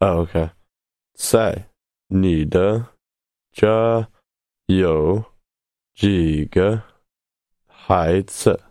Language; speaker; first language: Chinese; non-native, learner; English